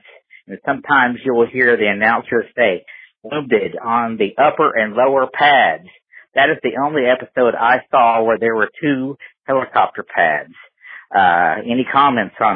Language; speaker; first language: English; native; English